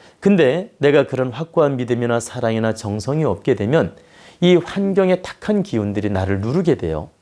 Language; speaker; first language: Korean; native; Korean